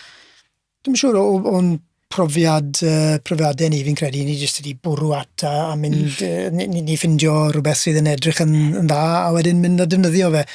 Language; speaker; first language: Welsh; native; Welsh